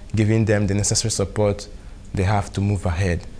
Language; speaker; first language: English; non-native, local second language; Igbo